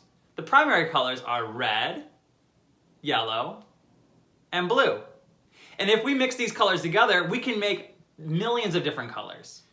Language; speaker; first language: English; native; English